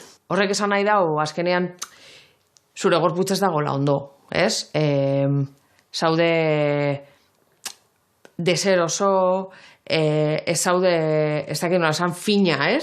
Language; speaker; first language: Basque; native; Basque